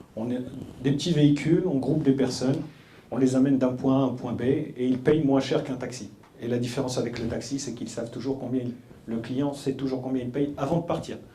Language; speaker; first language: French; early bilingual, other home language; Arabic